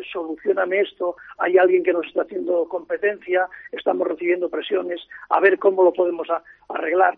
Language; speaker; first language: Spanish; native; Spanish